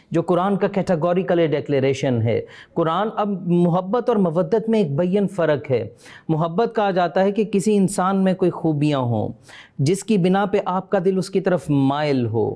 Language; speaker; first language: Urdu; native; Urdu